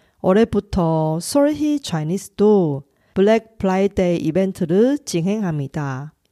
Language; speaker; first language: Korean; non-native, fluent; Chinese